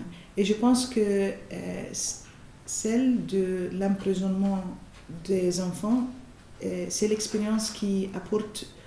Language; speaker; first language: French; non-native, fluent; Arabic